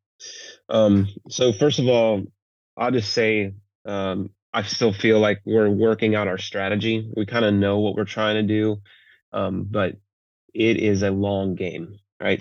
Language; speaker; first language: English; native; English